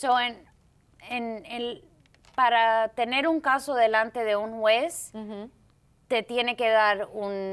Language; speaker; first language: Spanish; early bilingual, heritage; Spanish